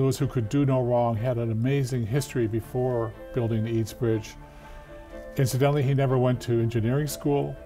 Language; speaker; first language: English; native; English